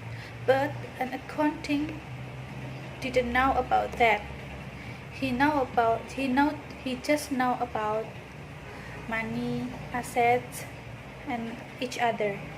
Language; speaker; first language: English; non-native, learner; Indonesian